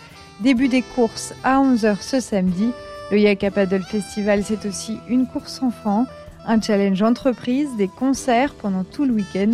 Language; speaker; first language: French; native; French